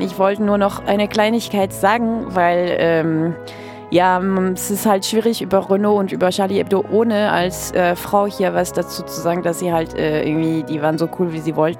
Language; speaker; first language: German; native; German